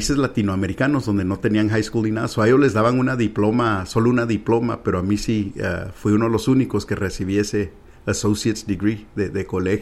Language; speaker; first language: Spanish; early bilingual, heritage; Spanish